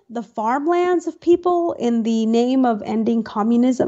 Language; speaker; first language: English; native; English